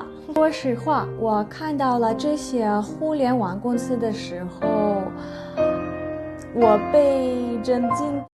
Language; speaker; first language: Chinese; non-native, fluent; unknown